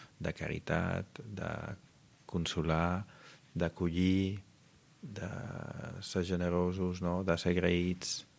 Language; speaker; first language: Catalan; non-native, fluent; Italian